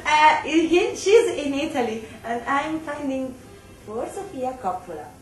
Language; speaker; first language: English; non-native, learner; Italian